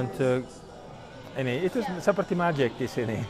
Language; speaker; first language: Indonesian; non-native, fluent; English